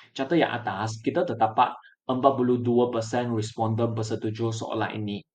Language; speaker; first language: Malay; non-native, local second language; Chinese